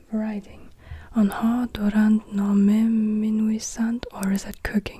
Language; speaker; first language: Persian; non-native, learner; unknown